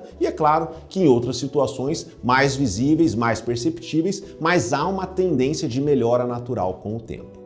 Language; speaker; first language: Portuguese; native; Portuguese